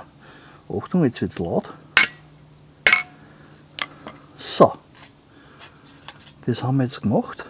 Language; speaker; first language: German; native; German